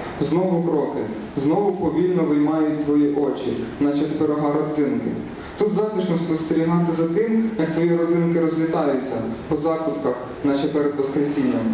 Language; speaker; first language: Ukrainian; native; Ukrainian